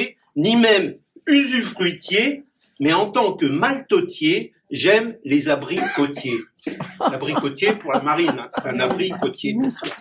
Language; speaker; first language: French; native; French